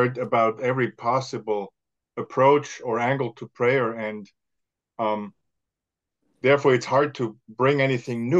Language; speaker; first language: English; non-native, fluent; German